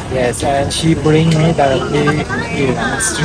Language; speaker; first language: English; non-native, learner; Turkish